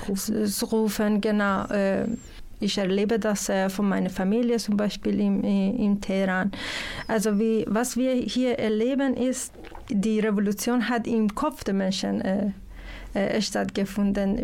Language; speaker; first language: German; non-native, fluent; Persian